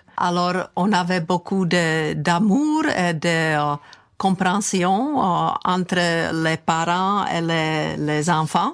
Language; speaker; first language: French; non-native, fluent; Czech